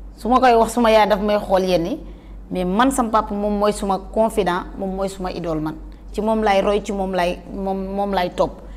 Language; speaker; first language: Wolof; non-native, local second language; Jola-Fonyi